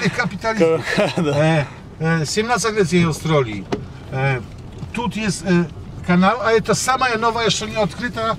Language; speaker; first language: Russian; non-native, learner; Polish